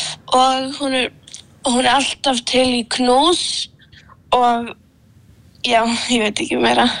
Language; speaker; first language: Icelandic; early bilingual, other home language; Polish